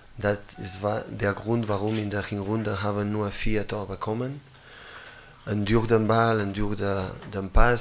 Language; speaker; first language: German; non-native, learner; Catalan